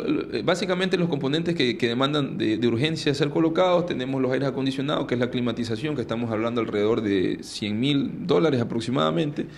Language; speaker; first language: Spanish; native; Spanish